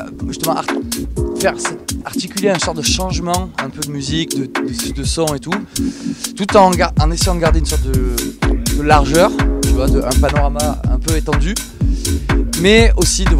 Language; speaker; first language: French; native; French